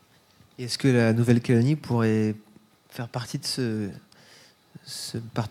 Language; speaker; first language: French; native; French